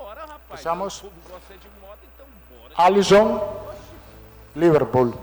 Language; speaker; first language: Portuguese; non-native, learner; Italian